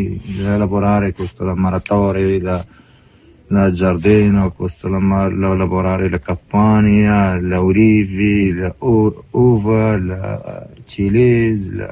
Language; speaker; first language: Italian; non-native, learner; Arabic